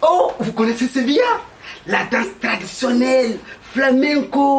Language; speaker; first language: French; non-native, local second language; Bambara